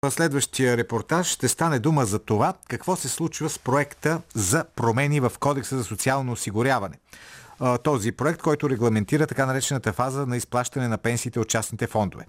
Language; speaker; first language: Bulgarian; native; Bulgarian